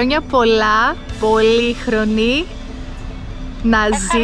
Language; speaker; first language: Greek; native; Greek